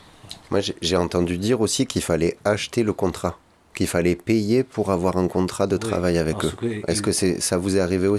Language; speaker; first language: French; native; French